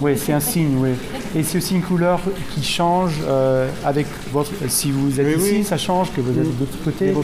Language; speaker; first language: French; non-native, fluent; German